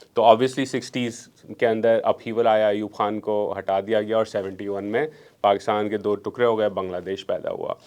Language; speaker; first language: Urdu; non-native, local second language; Memoni